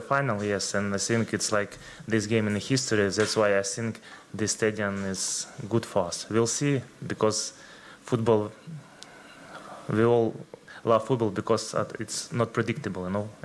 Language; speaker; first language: English; non-native, learner; Ukrainian